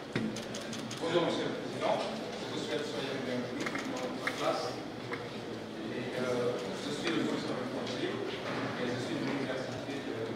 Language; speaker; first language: French; non-native, fluent; Indonesian